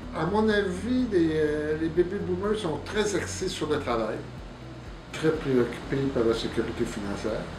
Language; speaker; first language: French; native; French